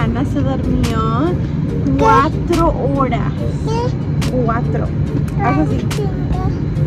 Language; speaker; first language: Spanish; early bilingual, heritage; Spanish